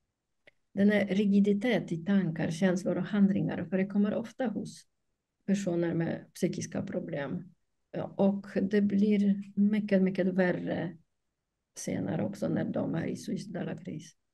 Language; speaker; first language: Swedish; non-native, fluent; Polish